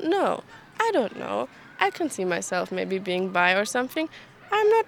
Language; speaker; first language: English; non-native, fluent; German